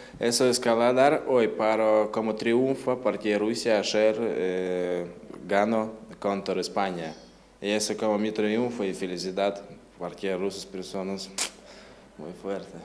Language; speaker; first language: Spanish; non-native, learner; Russian